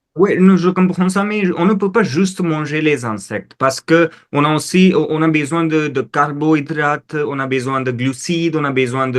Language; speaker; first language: French; non-native, fluent; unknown